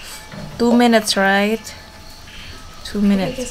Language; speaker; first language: English; non-native, fluent; Indonesian